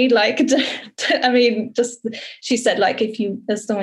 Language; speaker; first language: English; native; English